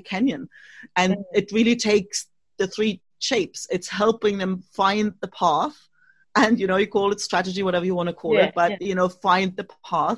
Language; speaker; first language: English; non-native, fluent; German